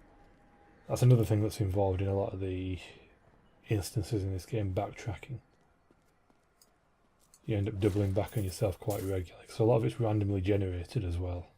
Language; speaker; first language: English; native; English